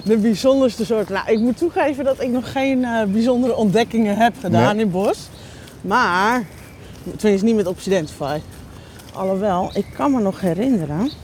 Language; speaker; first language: Dutch; native; Dutch